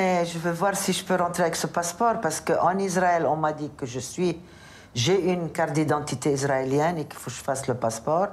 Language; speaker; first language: French; non-native, local second language; Arabic